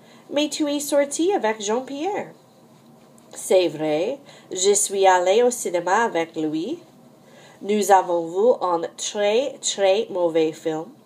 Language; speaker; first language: French; non-native, fluent; English